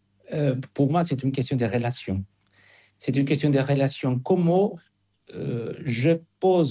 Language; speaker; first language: French; non-native, fluent; Spanish